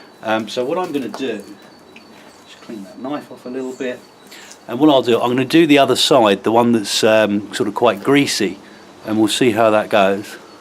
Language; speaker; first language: English; native; English